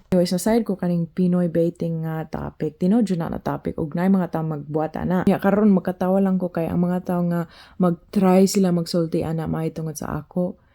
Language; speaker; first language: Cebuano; early bilingual, other home language; English